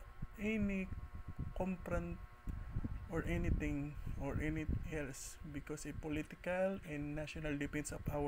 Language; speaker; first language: English; non-native, learner; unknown